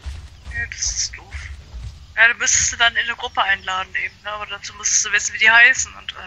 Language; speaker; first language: German; native; German